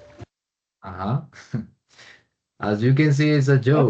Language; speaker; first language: English; non-native, fluent; Spanish